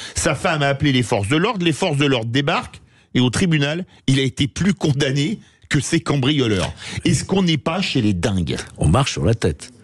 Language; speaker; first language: French; native; French